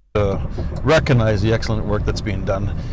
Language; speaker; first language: English; non-native, local second language; French